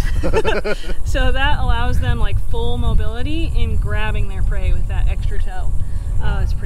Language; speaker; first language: English; native; English